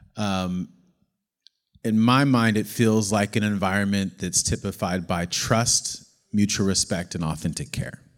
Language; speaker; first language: English; native; English